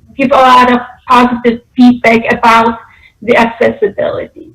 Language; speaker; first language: English; non-native, fluent; Polish